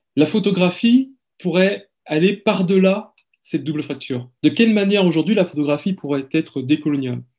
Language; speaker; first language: French; native; French